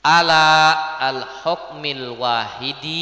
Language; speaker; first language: Arabic; non-native, fluent; Indonesian